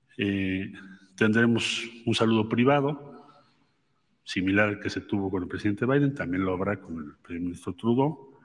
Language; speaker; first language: Spanish; native; Spanish